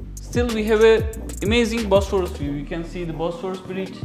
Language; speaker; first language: English; non-native, fluent; Turkish